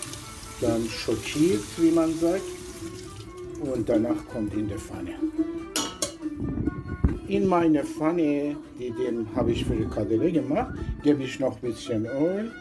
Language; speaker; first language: German; non-native, learner; Persian